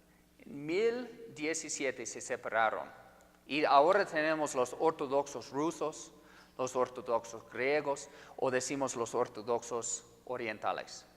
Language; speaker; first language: Spanish; non-native, fluent; English